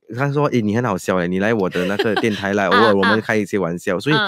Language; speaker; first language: Chinese; non-native, local second language; Tamil